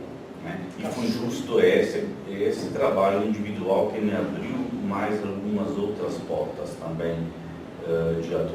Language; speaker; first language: Portuguese; non-native, fluent; Slovenian